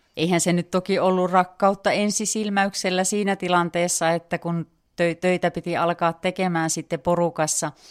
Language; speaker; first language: Finnish; native; Finnish